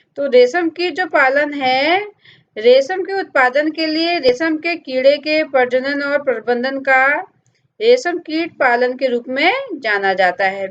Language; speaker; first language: Hindi; native; Hindi